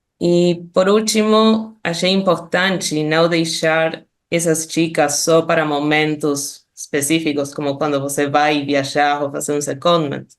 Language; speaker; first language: Portuguese; non-native, fluent; Spanish